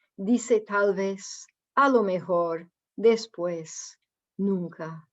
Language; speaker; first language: Spanish; non-native, fluent; English